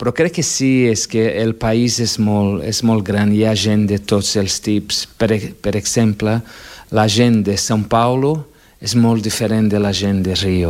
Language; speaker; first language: Catalan; non-native, fluent; Portuguese